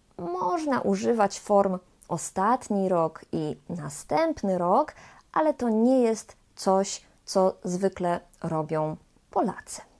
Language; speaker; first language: Polish; native; Polish